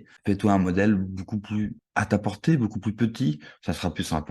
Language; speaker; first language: French; native; French